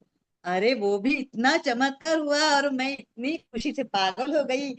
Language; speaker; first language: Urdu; non-native, local second language; Marathi